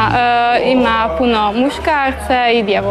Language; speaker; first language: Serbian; early bilingual, heritage; Croatian